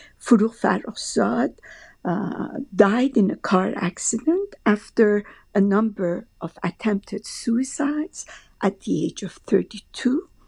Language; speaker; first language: English; non-native, fluent; Persian